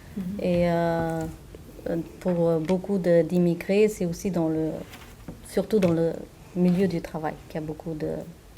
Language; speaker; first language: French; non-native, fluent; Portuguese